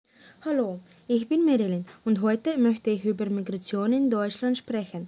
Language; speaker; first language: German; non-native, learner; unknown